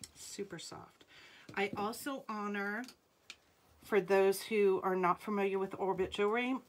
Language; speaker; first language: English; native; English